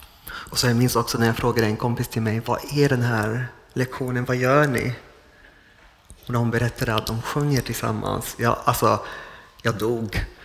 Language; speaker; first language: Swedish; non-native, fluent; Arabic